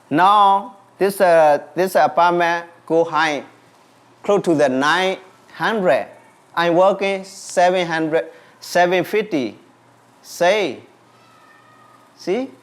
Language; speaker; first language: English; non-native, learner; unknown